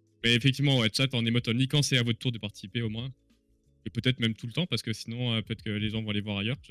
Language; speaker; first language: French; native; French